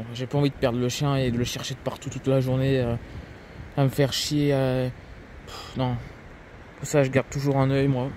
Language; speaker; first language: French; native; French